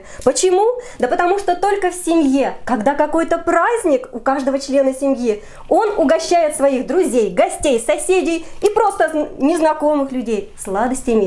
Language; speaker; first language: Russian; native; Russian